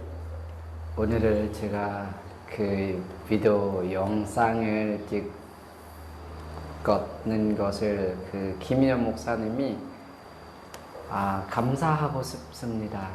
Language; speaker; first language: Korean; non-native, learner; Lao